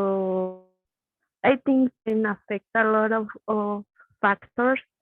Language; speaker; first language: English; non-native, learner; Spanish